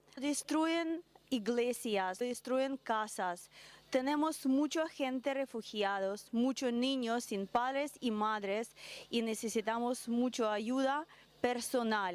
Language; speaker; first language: Spanish; non-native, learner; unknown